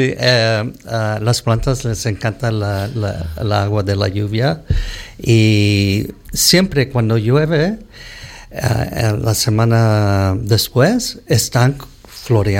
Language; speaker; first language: Spanish; early bilingual, heritage; Spanish